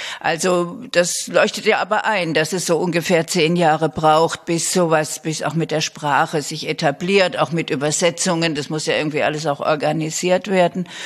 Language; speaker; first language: German; native; German